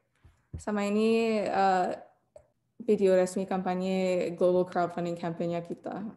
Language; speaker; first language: Indonesian; non-native, learner; English